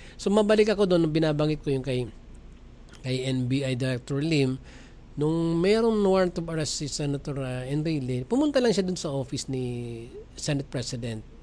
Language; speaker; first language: Filipino; native; Filipino